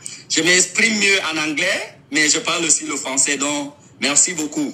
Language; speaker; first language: French; non-native, local second language; English